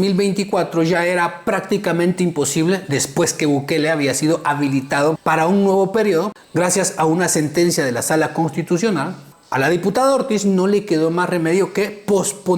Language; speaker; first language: Spanish; native; Spanish